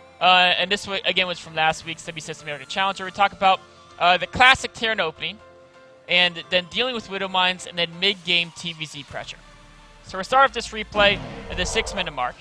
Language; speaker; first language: English; native; English